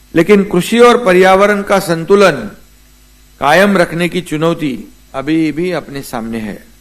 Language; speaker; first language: Hindi; non-native, local second language; Marathi